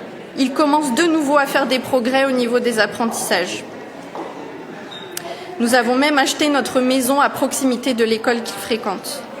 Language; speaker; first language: French; native; French